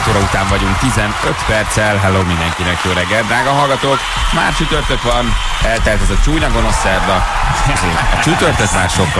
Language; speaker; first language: Hungarian; native; Hungarian